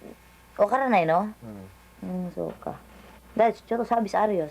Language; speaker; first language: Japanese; non-native, learner; Filipino